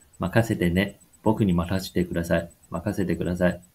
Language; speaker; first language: Japanese; non-native, learner; Chinese